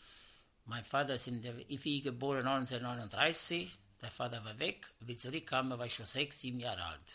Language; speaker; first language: German; non-native, learner; Italian